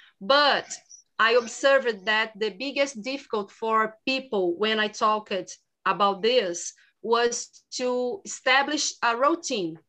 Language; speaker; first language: English; non-native, learner; Portuguese